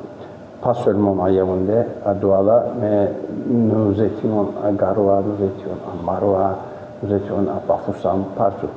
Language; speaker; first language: French; non-native, fluent; Turkish